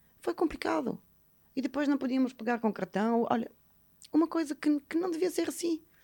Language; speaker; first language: Portuguese; non-native, fluent; Bulgarian